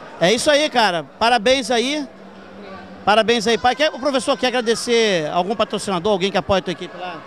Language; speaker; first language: Portuguese; native; Portuguese